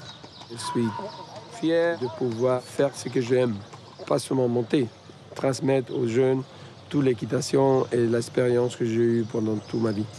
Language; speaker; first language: French; non-native, fluent; Spanish